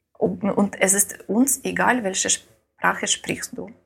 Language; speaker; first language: German; non-native, learner; Ukrainian